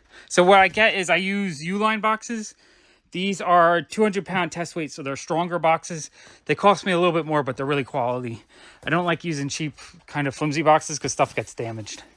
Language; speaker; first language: English; native; English